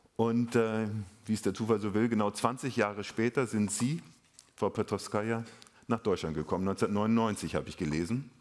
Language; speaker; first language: German; native; German